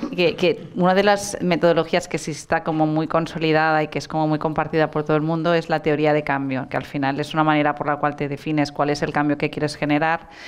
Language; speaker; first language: Spanish; non-native, local second language; Catalan